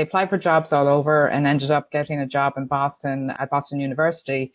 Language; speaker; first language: English; native; English